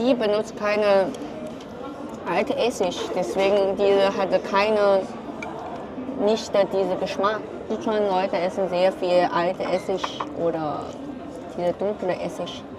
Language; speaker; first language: German; non-native, learner; Chinese